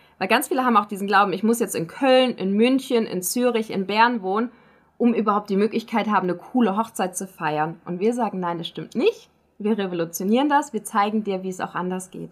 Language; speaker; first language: German; native; German